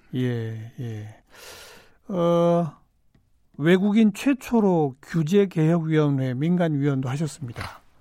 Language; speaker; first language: Korean; native; Korean